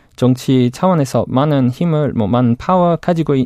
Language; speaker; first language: Korean; non-native, fluent; English